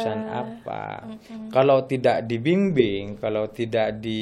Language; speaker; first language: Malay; non-native, local second language; Madurese